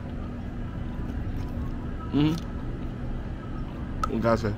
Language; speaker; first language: Spanish; non-native, learner; English